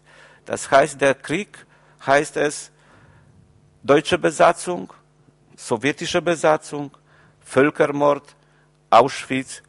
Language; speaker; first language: German; non-native, fluent; Polish